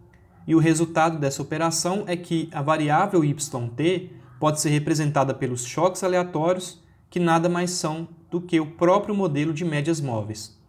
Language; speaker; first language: Portuguese; native; Portuguese